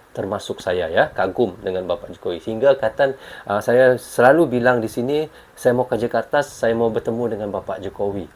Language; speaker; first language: Malay; native; Malay